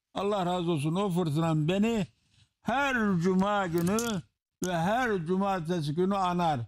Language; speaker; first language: Turkish; native; Turkish